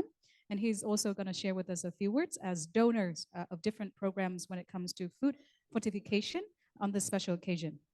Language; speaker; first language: English; non-native, local second language; Vietnamese